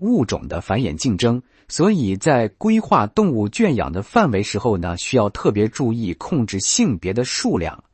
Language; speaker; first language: Chinese; native; Chinese